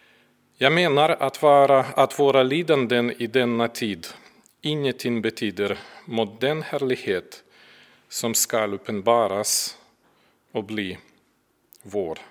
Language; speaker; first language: Swedish; non-native, fluent; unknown